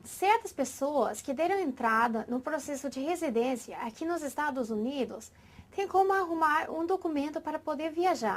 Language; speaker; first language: Portuguese; non-native, fluent; English